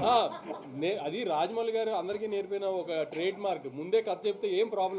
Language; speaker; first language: Telugu; native; Telugu